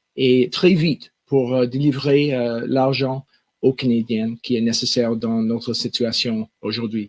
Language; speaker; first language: French; non-native, local second language; English